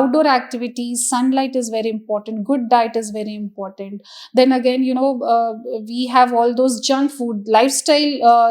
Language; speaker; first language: English; non-native, local second language; Hindi